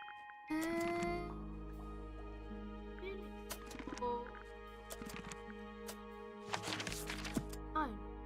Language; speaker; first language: Japanese; non-native, learner; Chinese